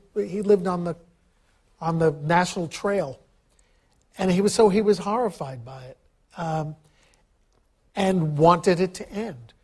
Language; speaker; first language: English; early bilingual, other home language; Ukrainian